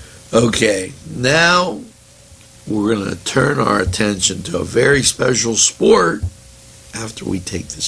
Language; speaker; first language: English; native; English